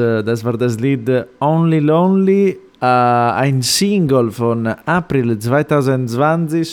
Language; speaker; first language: German; non-native, fluent; Italian